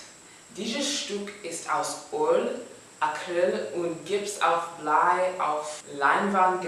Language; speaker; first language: German; non-native, learner; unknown